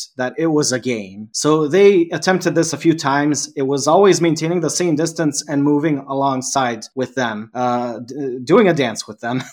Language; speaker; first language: English; non-native, fluent; Serbian